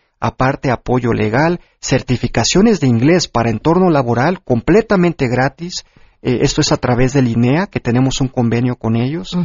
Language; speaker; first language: Spanish; early bilingual, heritage; Spanish